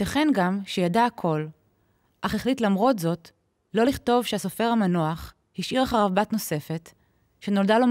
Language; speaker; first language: Hebrew; native; Hebrew